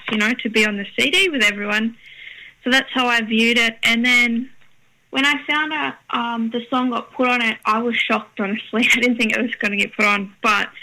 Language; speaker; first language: English; native; English